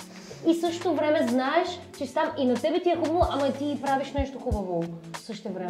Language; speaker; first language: Bulgarian; native; Bulgarian